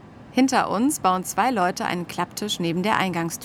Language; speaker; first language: German; native; German